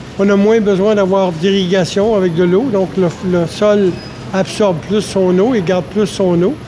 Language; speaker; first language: French; native; French